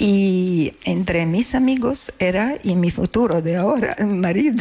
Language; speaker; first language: Spanish; non-native, learner; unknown